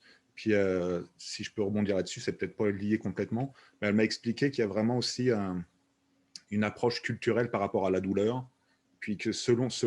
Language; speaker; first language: French; native; French